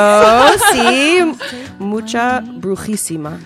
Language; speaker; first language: Spanish; non-native, learner; English